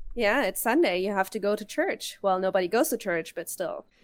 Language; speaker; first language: English; non-native, fluent; German